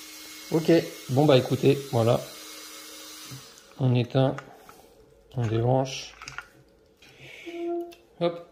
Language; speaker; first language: French; native; French